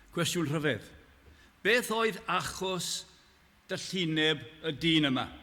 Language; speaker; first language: Welsh; native; Welsh